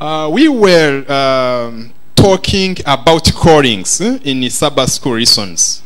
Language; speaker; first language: English; non-native, local second language; Kinyarwanda